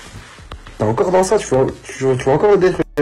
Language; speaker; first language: French; native; French